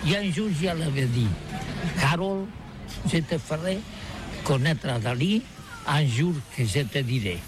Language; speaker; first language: French; non-native, learner; Catalan